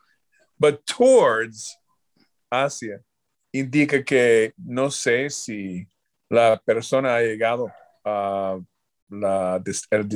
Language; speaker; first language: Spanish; non-native, learner; English